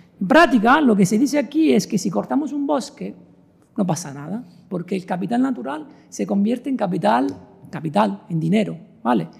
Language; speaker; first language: Spanish; non-native, fluent; Italian